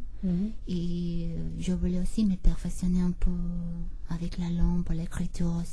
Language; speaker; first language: French; non-native, learner; Spanish